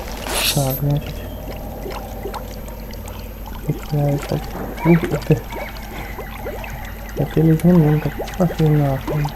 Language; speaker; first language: Russian; native; Russian